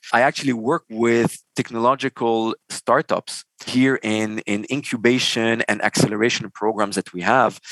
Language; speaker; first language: English; non-native, fluent; Arabic